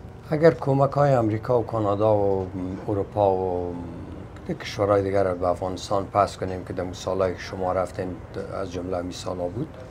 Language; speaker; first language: Persian; native; Persian